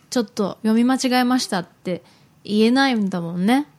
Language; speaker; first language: Japanese; native; Japanese